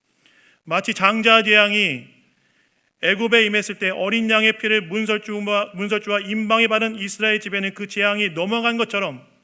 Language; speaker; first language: Korean; native; Korean